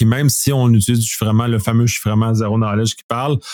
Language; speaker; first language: French; native; French